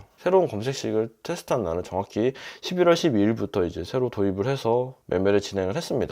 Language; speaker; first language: Korean; native; Korean